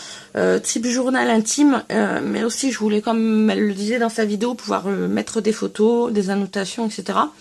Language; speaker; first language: French; native; French